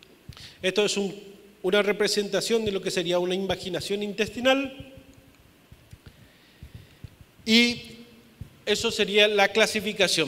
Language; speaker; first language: Spanish; native; Spanish